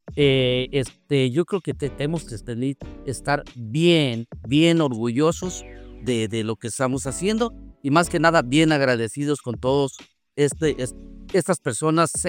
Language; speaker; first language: Spanish; native; Spanish